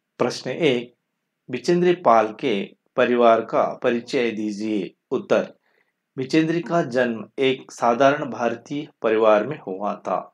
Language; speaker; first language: Hindi; non-native, local second language; Kannada